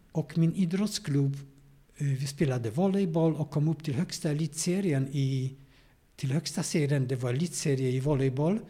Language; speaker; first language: Swedish; non-native, fluent; Polish